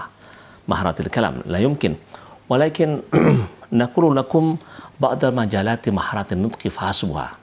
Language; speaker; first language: Arabic; non-native, fluent; Indonesian